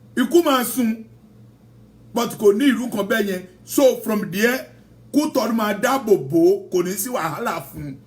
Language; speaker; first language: Yoruba; non-native, local second language; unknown